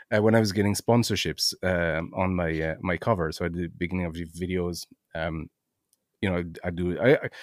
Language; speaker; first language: English; non-native, fluent; French